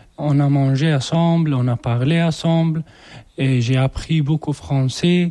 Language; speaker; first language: French; non-native, learner; Persian